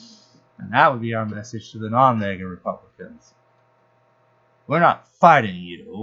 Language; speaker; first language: English; native; English